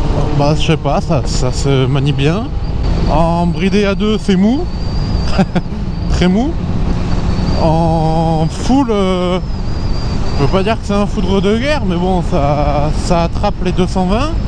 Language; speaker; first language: French; native; French